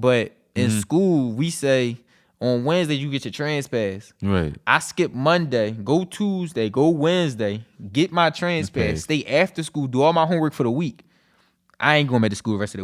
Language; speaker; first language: English; native; English